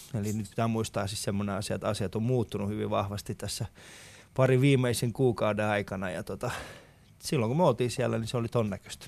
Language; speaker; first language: Finnish; early bilingual, other home language; Persian